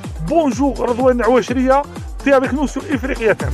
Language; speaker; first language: French; non-native, local second language; Arabic